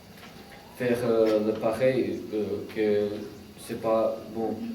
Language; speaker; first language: French; non-native, learner; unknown